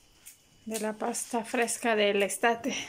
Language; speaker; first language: Italian; non-native, fluent; Spanish